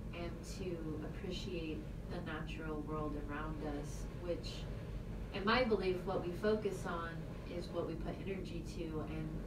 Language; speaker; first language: English; native; English